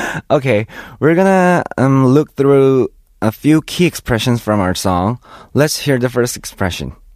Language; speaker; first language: English; non-native, fluent; Korean